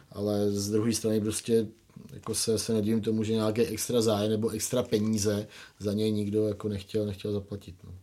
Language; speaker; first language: Czech; native; Czech